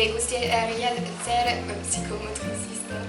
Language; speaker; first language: Spanish; non-native, learner; French